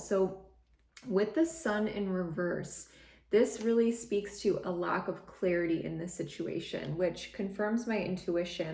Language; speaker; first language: English; native; English